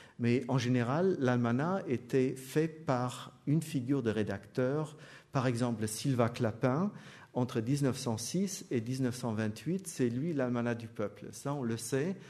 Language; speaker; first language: French; non-native, fluent; German